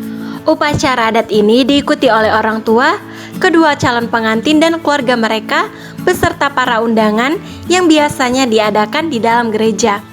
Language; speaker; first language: Indonesian; native; Indonesian